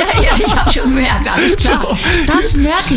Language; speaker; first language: German; native; German